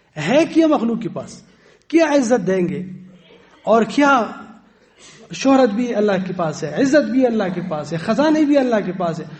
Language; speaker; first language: Urdu; non-native, local second language; Pashto